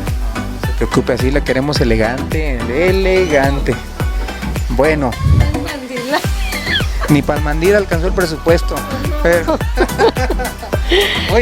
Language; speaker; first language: Spanish; native; Spanish